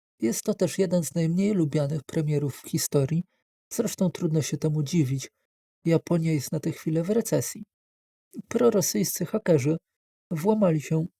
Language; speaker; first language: Polish; native; Polish